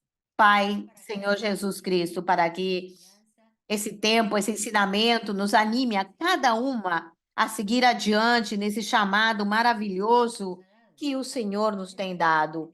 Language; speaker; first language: Portuguese; non-native, fluent; Spanish